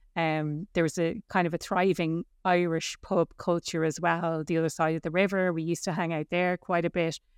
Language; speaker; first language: English; native; English